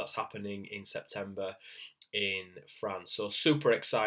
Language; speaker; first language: English; native; English